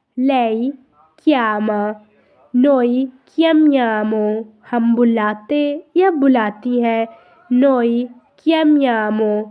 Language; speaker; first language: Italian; non-native, fluent; Urdu